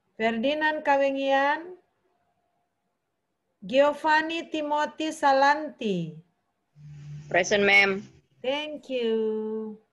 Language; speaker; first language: English; non-native, fluent; Indonesian